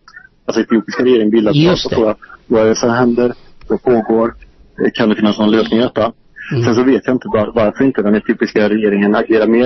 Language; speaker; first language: Swedish; native; Swedish